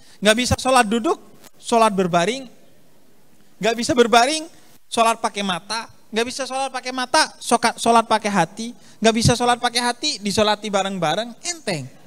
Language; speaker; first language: Indonesian; native; Indonesian